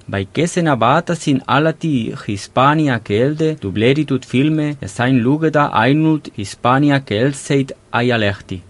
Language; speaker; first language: Estonian; non-native, fluent; Catalan